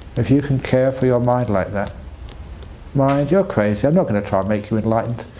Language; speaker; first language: English; native; English